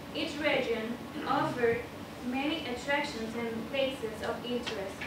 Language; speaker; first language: English; non-native, fluent; Spanish